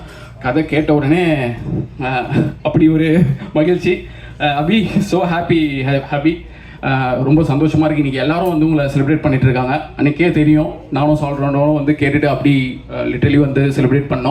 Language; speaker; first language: Tamil; native; Tamil